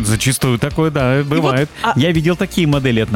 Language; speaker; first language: Russian; native; Russian